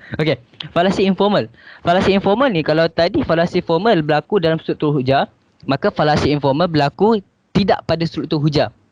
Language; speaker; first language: Malay; native; Malay